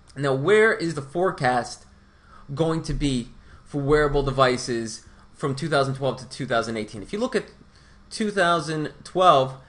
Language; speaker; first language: English; non-native, fluent; Portuguese